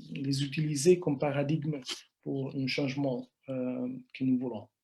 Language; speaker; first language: French; non-native, fluent; Italian